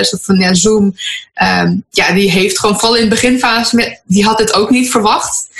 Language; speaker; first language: Dutch; native; Dutch